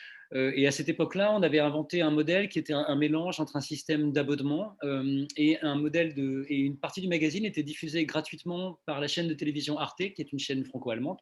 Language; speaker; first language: French; native; French